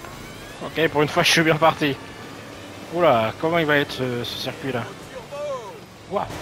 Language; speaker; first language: French; native; French